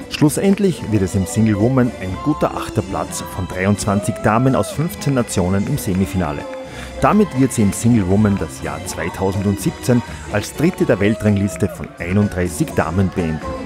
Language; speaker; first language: German; native; German